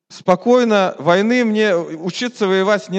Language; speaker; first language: Polish; non-native, learner; Russian